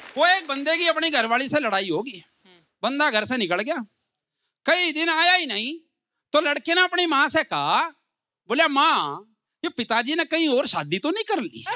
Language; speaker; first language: Hindi; native; Hindi